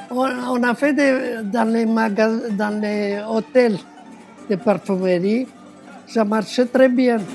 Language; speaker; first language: French; non-native, fluent; Romanian